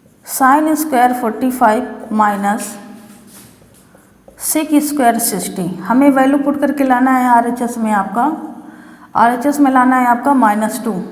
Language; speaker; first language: Hindi; native; Hindi